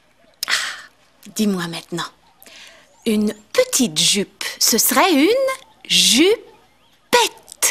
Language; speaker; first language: French; native; French